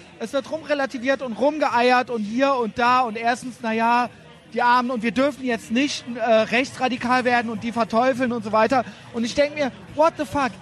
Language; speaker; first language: German; native; German